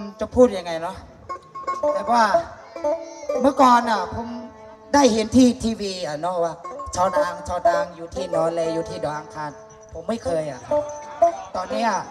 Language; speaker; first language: Thai; non-native, fluent; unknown